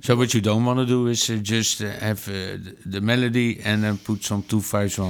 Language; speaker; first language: English; non-native, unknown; Dutch